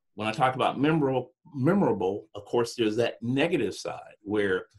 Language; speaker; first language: English; native; English